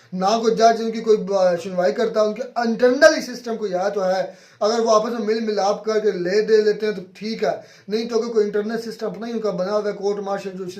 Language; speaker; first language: Urdu; non-native, local second language; Kashmiri